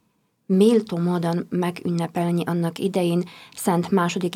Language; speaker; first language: Hungarian; non-native, fluent; Polish